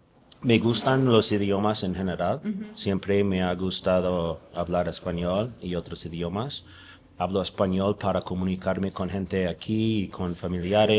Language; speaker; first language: Spanish; non-native, fluent; English